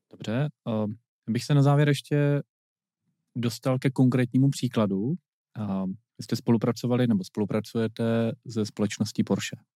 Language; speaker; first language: Czech; native; Czech